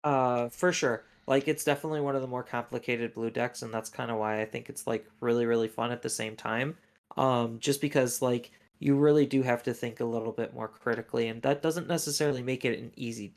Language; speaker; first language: English; native; English